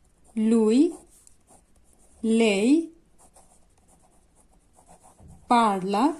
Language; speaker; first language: Italian; non-native, fluent; Bangla